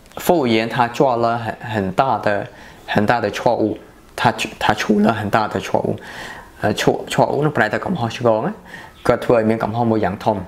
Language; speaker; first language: Chinese; non-native, fluent; Khmer